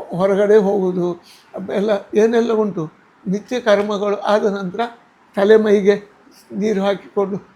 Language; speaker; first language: Kannada; non-native, local second language; Tulu